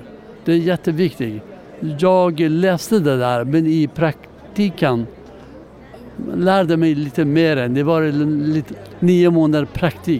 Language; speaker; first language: Swedish; non-native, learner; Persian